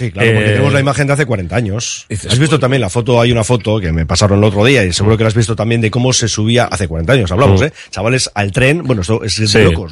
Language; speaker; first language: Spanish; native; Spanish